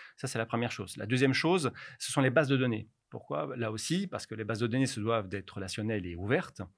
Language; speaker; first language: French; native; French